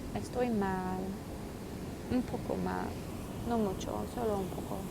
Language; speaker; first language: Spanish; non-native, learner; English